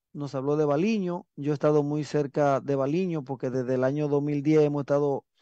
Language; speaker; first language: Spanish; native; Spanish